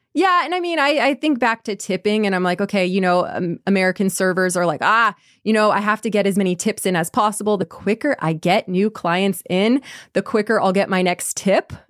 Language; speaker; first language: English; native; English